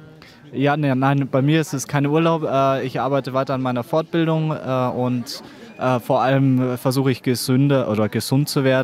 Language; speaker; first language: German; native; German